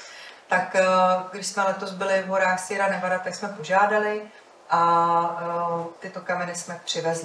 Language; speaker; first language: Czech; native; Czech